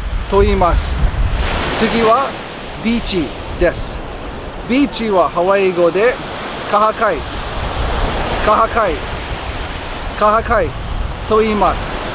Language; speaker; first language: Japanese; non-native, fluent; English